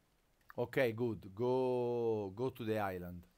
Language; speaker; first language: English; non-native, learner; Italian